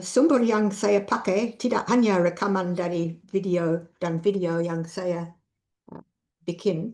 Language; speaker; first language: Indonesian; non-native, fluent; English